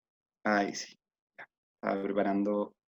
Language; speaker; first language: Spanish; native; Spanish